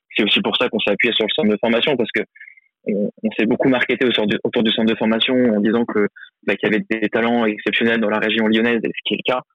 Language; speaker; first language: French; native; French